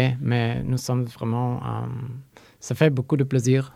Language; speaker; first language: French; non-native, learner; Polish